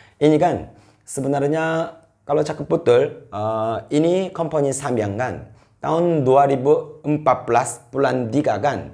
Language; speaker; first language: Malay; non-native, fluent; Korean